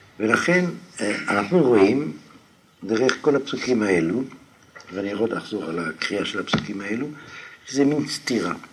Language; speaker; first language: Hebrew; non-native, fluent; French